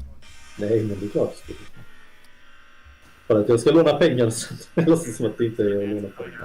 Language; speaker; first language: Swedish; native; Swedish